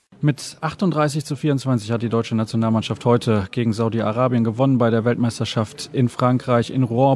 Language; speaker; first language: German; native; German